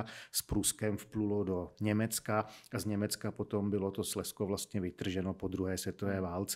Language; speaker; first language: Czech; native; Czech